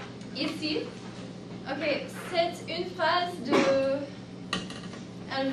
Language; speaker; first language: French; non-native, fluent; English